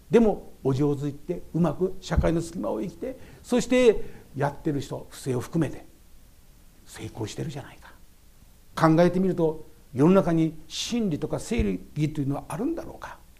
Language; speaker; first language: Japanese; native; Japanese